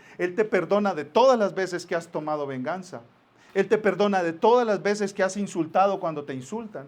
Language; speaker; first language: Spanish; native; Spanish